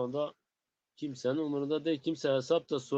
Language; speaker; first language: Turkish; non-native, local second language; Zaza